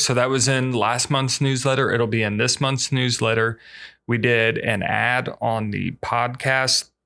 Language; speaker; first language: English; native; English